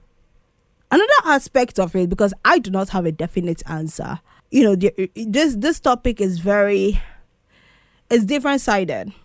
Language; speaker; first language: English; non-native, local second language; Igbo